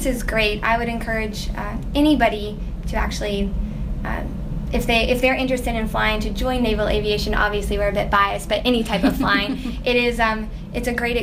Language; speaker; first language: English; native; English